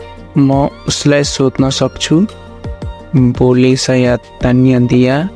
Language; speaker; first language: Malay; non-native, fluent; Nepali